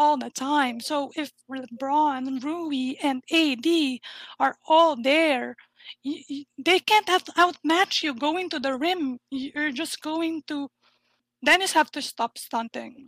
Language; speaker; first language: English; non-native, local second language; Filipino